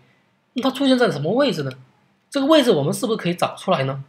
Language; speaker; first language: Chinese; native; Chinese